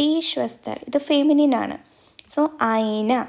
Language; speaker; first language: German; non-native, fluent; Malayalam